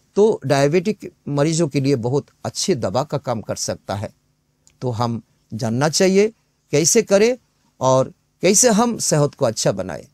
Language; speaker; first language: Hindi; non-native, local second language; Bangla